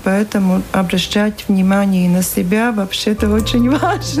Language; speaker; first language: Russian; non-native, local second language; Latvian